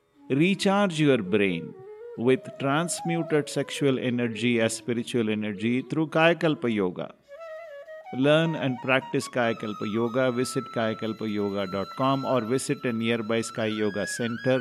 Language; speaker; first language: English; non-native, local second language; Tamil